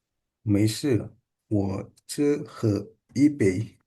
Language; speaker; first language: Chinese; non-native, learner; Indonesian